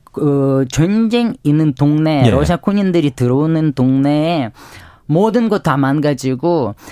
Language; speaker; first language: Korean; non-native, fluent; Ukrainian